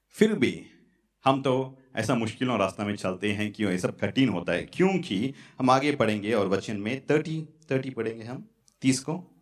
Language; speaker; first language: Hindi; non-native, local second language; Tamil